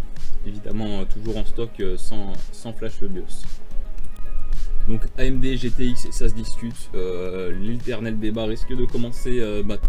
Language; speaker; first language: French; native; French